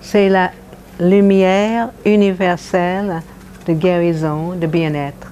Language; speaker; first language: French; non-native, fluent; English